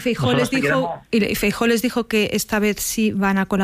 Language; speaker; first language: Spanish; native; Spanish